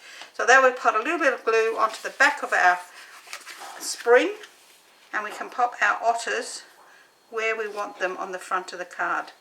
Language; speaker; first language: English; native; English